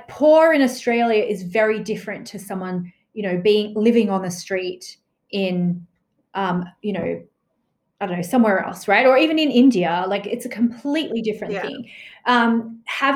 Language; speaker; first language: English; native; English